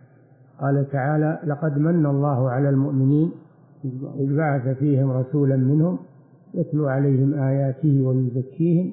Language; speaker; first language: Arabic; native; Arabic